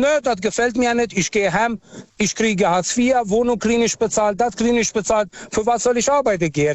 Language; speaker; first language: German; early bilingual, other home language; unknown